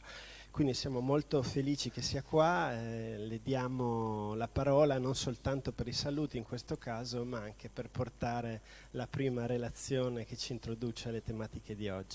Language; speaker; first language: Italian; native; Italian